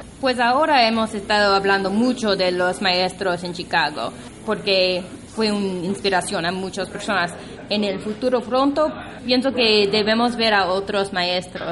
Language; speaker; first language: Spanish; non-native, fluent; English